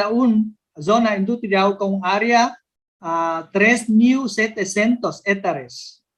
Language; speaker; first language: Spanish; non-native, learner; Vietnamese